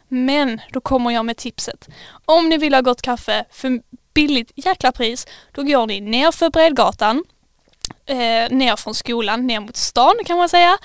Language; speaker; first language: Swedish; native; Swedish